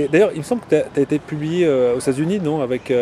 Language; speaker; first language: French; native; French